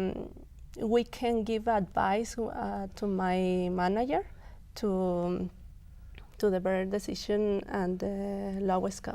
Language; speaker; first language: English; non-native, local second language; Spanish